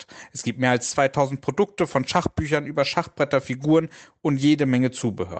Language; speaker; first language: German; native; German